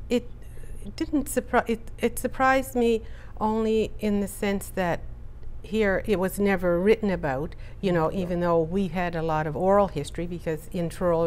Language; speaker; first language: English; native; English